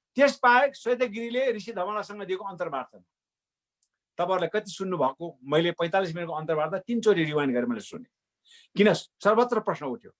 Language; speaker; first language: Nepali; non-native, local second language; Sherpa